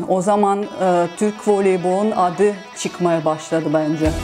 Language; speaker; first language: Turkish; non-native, fluent; Russian